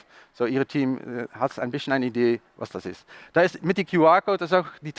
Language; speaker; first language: German; non-native, learner; Dutch